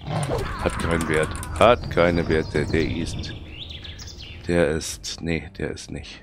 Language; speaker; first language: German; native; German